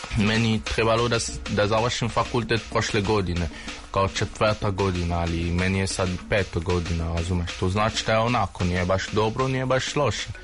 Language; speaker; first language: Serbian; non-native, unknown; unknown